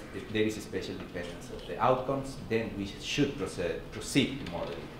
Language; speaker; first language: English; non-native, fluent; Spanish